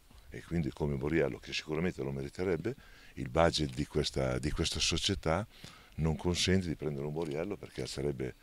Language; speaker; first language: Italian; native; Italian